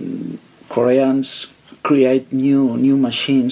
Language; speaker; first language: English; non-native, fluent; Spanish